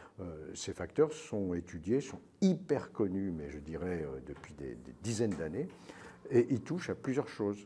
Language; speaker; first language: French; native; French